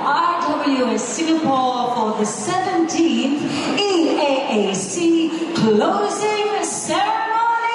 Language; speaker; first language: English; native; English